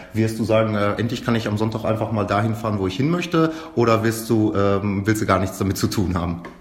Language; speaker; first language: German; native; German